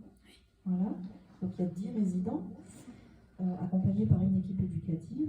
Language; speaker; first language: French; native; French